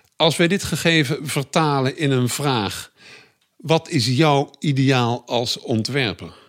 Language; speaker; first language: Dutch; native; Dutch